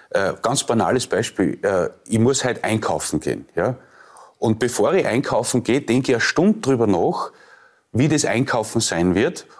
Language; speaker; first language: German; native; German